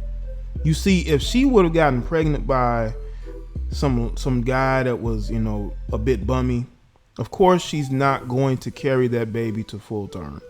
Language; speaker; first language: English; native; English